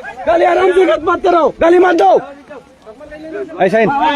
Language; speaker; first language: Hindi; non-native, local second language; Bangla